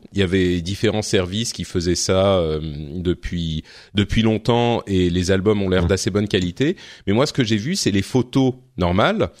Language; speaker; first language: French; native; French